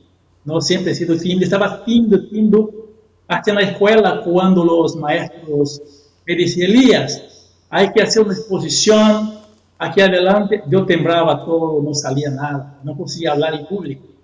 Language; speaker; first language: Spanish; non-native, fluent; Portuguese